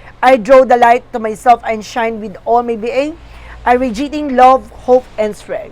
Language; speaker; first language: English; non-native, local second language; Filipino